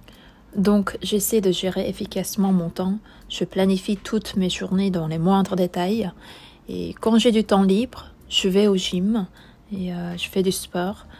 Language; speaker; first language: French; non-native, fluent; Korean